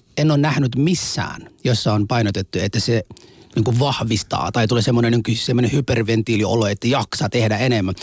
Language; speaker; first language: Finnish; early bilingual, other home language; Somali